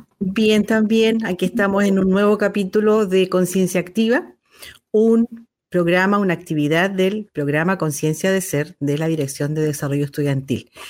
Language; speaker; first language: Spanish; native; Spanish